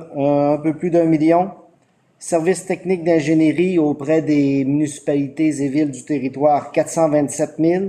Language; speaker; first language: French; native; French